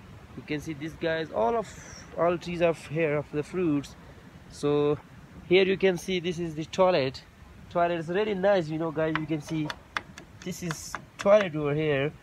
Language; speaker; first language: English; non-native, local second language; Urdu